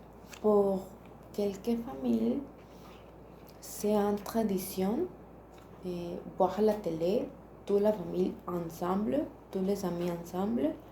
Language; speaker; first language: French; non-native, learner; Spanish